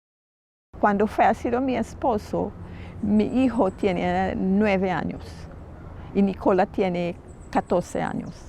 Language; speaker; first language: Spanish; non-native, learner; English